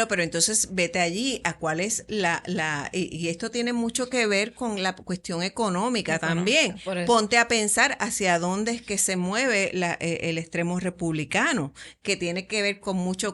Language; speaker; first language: Spanish; native; Spanish